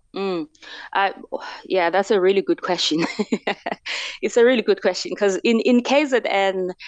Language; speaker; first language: English; non-native, local second language; Xhosa